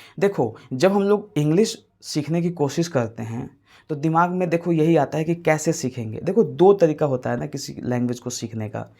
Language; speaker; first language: Hindi; native; Hindi